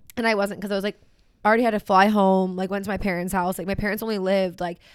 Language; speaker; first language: English; native; English